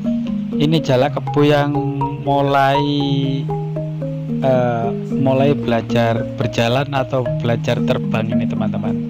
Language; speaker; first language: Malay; non-native, local second language; Javanese